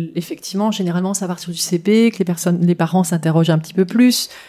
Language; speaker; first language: French; native; French